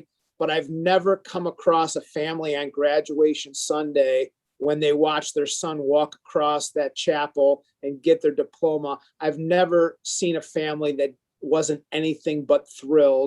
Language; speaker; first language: English; native; English